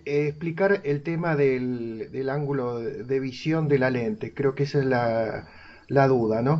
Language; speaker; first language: Spanish; native; Spanish